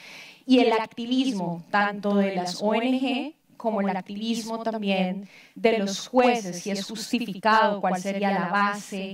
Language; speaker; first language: Spanish; native; Spanish